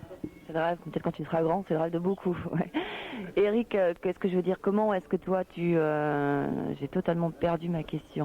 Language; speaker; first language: French; native; French